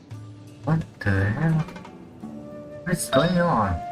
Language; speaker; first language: English; non-native, learner; Indonesian